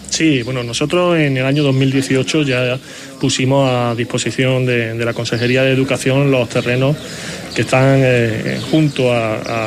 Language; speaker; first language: Spanish; native; Spanish